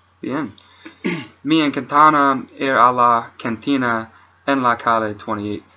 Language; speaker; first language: Spanish; non-native, learner; English